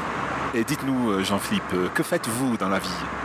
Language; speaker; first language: French; non-native, fluent; English